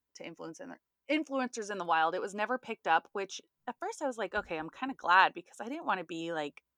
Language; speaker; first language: English; native; English